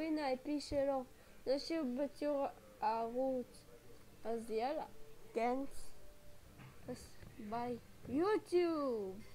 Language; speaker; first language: Hebrew; native; Hebrew